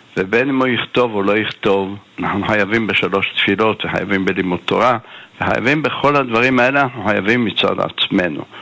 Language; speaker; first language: Hebrew; native; Hebrew